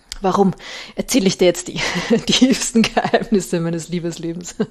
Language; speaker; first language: German; native; German